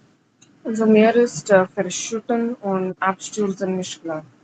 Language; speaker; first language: German; non-native, learner; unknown